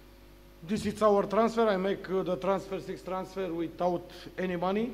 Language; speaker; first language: English; non-native, learner; Romanian